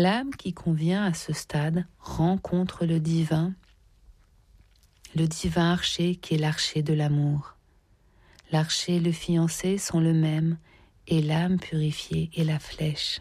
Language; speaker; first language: French; native; French